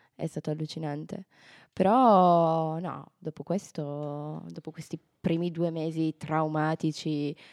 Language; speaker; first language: Italian; native; Italian